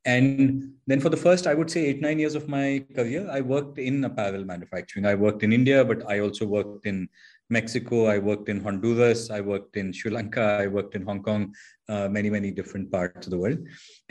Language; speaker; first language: English; non-native, local second language; Hindi